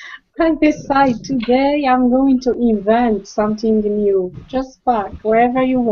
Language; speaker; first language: English; non-native, learner; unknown